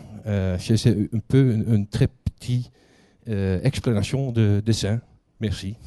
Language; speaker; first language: French; non-native, learner; Dutch